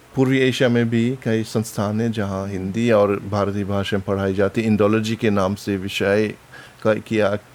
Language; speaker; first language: Hindi; non-native, fluent; German